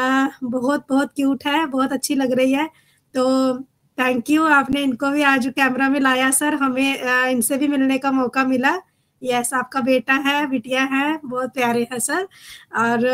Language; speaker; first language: Hindi; native; Hindi